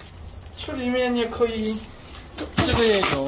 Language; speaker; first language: Chinese; non-native, learner; Korean